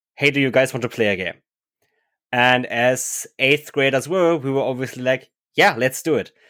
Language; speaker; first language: English; non-native, fluent; German